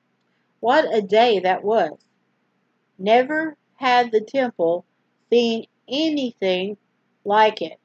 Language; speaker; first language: English; native; English